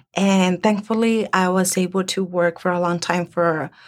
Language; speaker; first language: English; early bilingual, other home language; Spanish